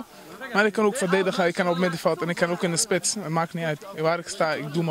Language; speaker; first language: Dutch; early bilingual, other home language; Somali